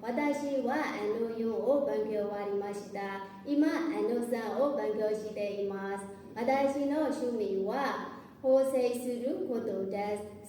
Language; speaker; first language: Japanese; non-native, learner; Burmese